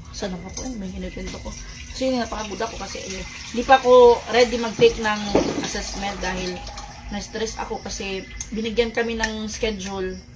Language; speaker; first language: Filipino; non-native, local second language; Cebuano